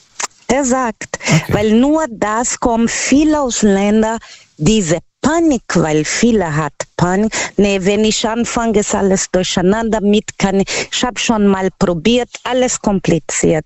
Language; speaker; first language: German; non-native, fluent; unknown